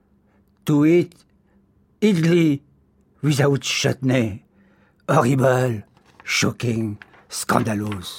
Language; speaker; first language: English; non-native, fluent; French